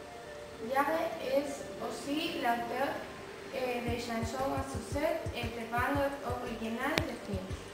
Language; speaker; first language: French; non-native, learner; Spanish